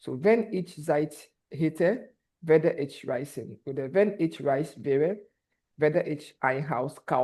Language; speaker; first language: German; non-native, fluent; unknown